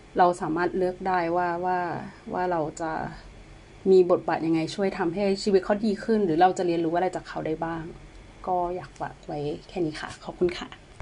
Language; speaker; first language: Thai; native; Thai